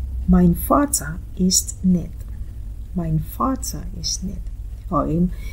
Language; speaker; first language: German; non-native, fluent; Filipino